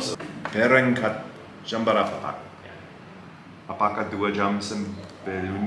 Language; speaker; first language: Indonesian; non-native, learner; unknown